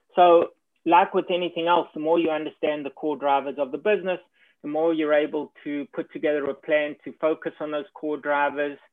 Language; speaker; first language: English; native; English